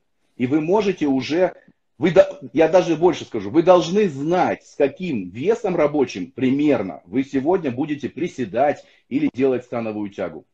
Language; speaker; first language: Russian; native; Russian